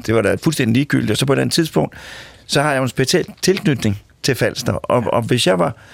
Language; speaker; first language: Danish; native; Danish